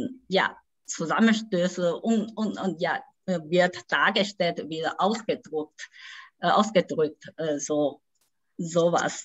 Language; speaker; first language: German; non-native, fluent; Chinese